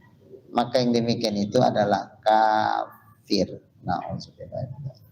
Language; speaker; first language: Indonesian; native; Indonesian